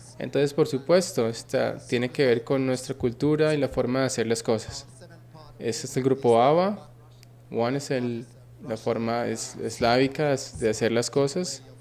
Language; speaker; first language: Spanish; non-native, fluent; Finnish